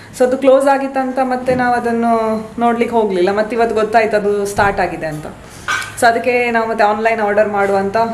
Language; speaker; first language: Kannada; native; Kannada